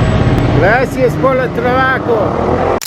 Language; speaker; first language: Spanish; non-native, learner; English